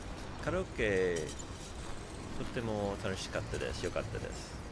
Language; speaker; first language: Japanese; non-native, learner; English